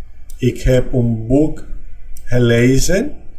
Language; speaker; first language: Dutch; non-native, fluent; Spanish